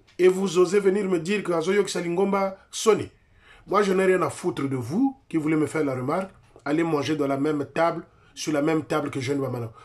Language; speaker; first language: French; non-native, local second language; Lingala